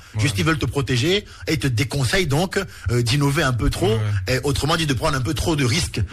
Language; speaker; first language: French; native; French